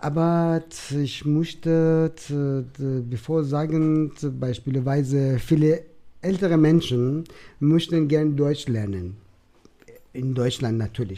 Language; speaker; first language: German; non-native, learner; Persian